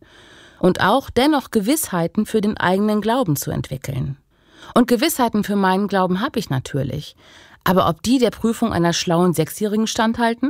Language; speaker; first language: German; native; German